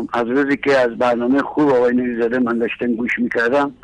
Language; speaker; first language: Persian; native; Persian